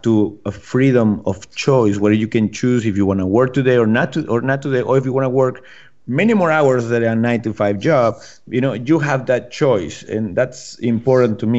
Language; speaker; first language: English; non-native, fluent; Spanish